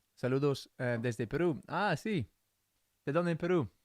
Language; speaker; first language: Spanish; non-native, learner; English